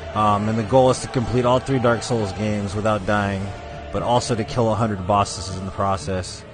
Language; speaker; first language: English; native; English